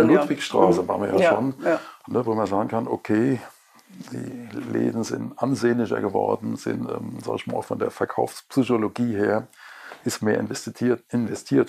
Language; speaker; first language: German; native; German